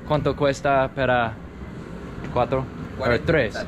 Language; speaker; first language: Spanish; non-native, learner; English